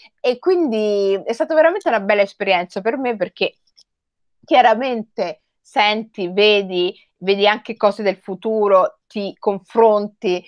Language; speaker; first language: Italian; native; Italian